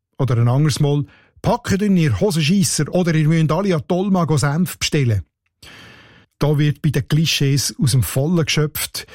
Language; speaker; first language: German; native; German